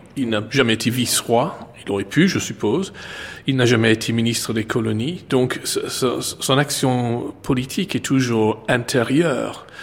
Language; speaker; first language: French; non-native, fluent; English